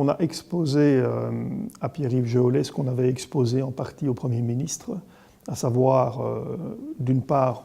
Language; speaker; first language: French; native; French